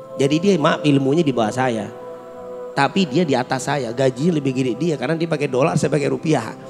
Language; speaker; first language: Indonesian; native; Indonesian